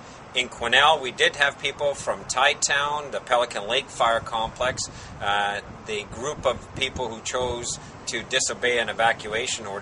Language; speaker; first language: English; native; English